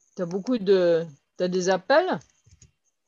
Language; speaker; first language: French; non-native, fluent; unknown